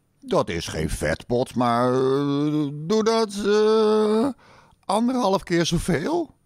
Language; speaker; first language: Dutch; native; Dutch